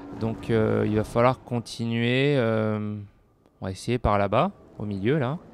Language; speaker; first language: French; native; French